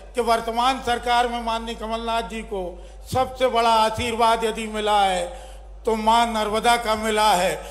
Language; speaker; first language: Hindi; native; Hindi